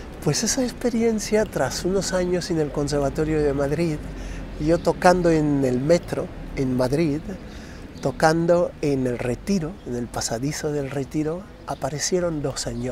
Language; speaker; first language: Spanish; non-native, fluent; Krio